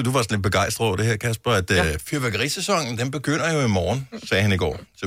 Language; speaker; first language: Danish; native; Danish